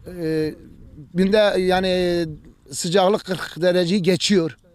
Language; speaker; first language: Turkish; non-native, local second language; Kurdish